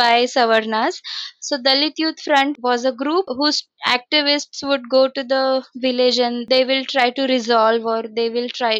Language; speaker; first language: English; non-native, local second language; Marathi